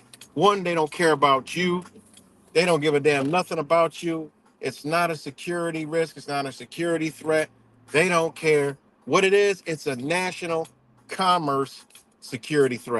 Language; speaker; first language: English; native; English